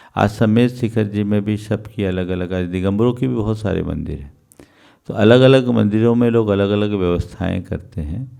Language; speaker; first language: Hindi; native; Hindi